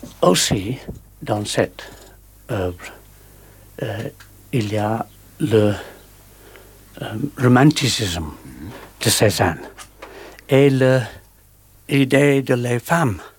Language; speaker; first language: French; non-native, learner; English